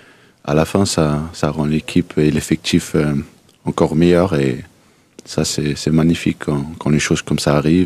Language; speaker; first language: French; non-native, fluent; Danish